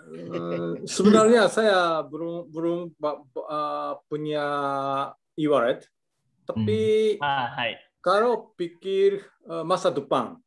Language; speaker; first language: Indonesian; non-native, learner; Japanese